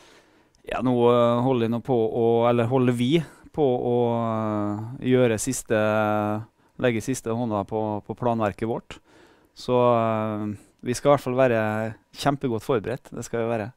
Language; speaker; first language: Norwegian; native; Norwegian